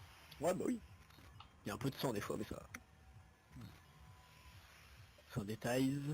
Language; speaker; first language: French; native; French